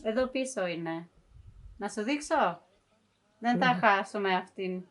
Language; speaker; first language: Greek; early bilingual, heritage; English